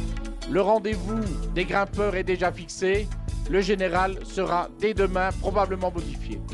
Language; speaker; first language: French; native; French